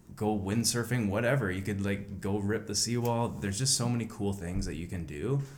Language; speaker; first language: English; native; English